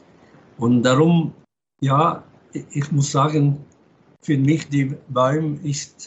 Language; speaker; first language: German; non-native, fluent; Arabic